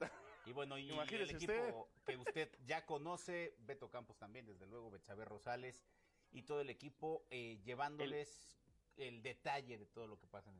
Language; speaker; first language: Spanish; native; Spanish